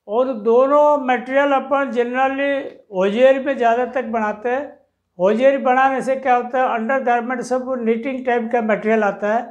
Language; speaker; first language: Hindi; non-native, local second language; Odia